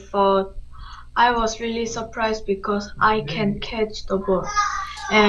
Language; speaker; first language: English; non-native, learner; Korean